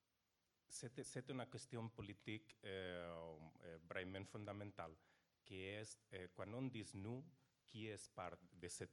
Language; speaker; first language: French; non-native, fluent; Portuguese